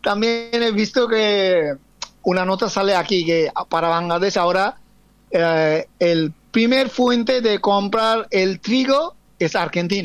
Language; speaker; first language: Spanish; non-native, fluent; Bangla